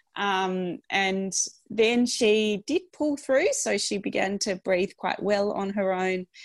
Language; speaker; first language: English; native; English